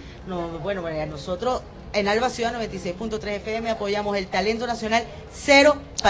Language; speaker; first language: Spanish; native; Spanish